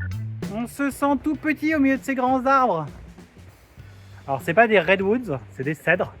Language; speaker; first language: French; native; French